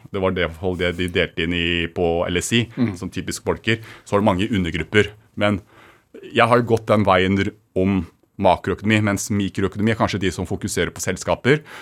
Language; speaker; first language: Norwegian; early bilingual, other home language; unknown